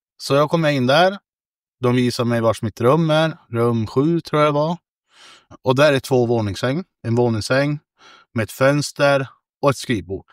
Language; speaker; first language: Swedish; native; Swedish